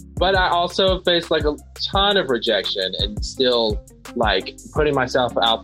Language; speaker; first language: English; native; English